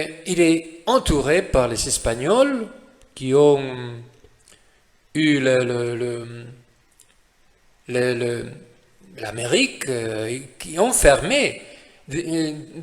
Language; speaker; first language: French; non-native, fluent; Spanish